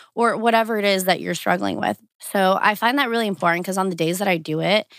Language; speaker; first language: English; early bilingual, other home language; Portuguese